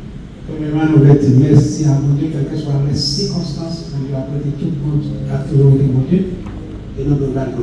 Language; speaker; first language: French; non-native, local second language; Haitian Creole